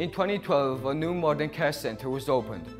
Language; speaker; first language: English; non-native, learner; Georgian